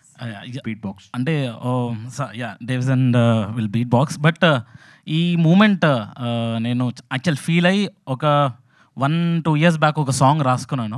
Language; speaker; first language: Telugu; native; Telugu